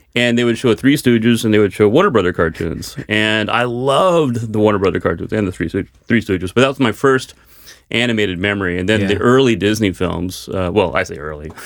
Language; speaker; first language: English; native; English